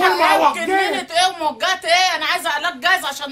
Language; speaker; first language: Arabic; native; Arabic